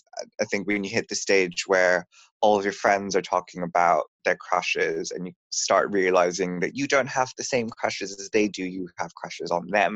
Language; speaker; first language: English; non-native, local second language; Bangla